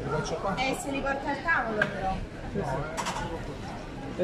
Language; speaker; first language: Italian; native; Italian